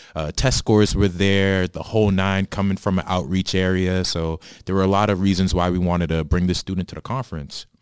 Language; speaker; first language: English; native; English